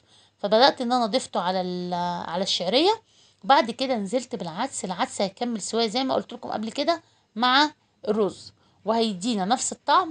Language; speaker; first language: Arabic; native; Arabic